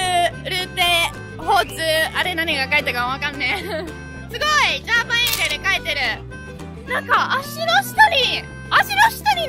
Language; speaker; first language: Japanese; non-native, fluent; Italian